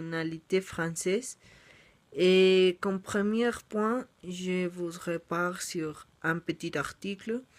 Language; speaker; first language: French; non-native, learner; Spanish